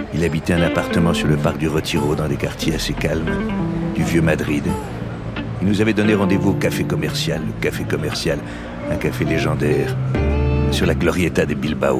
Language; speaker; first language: French; native; French